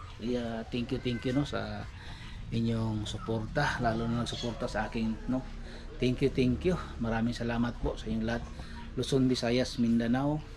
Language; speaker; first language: Filipino; non-native, local second language; Cebuano